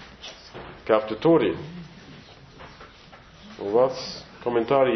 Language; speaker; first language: Russian; non-native, fluent; English